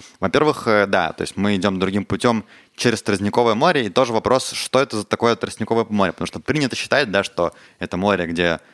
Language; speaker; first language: Russian; native; Russian